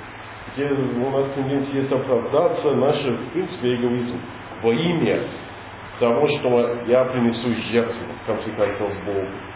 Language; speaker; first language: Russian; non-native, learner; English